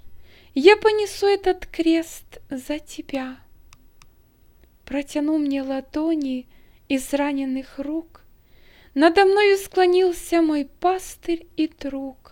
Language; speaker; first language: Russian; native; Russian